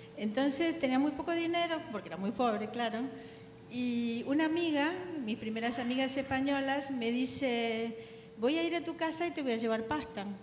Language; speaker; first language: Spanish; native; Spanish